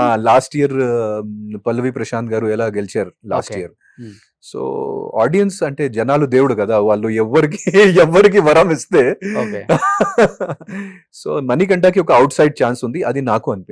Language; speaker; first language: Telugu; non-native, fluent; Hindi